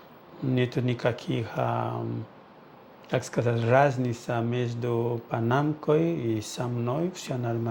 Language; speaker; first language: Russian; non-native, fluent; Portuguese